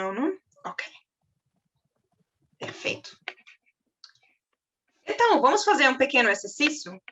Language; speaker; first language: Portuguese; non-native, fluent; German